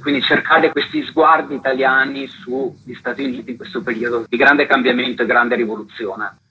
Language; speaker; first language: Italian; native; Italian